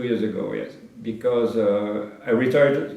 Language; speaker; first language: English; non-native, fluent; French